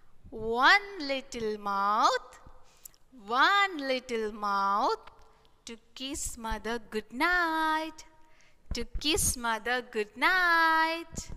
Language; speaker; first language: English; non-native, local second language; Malayalam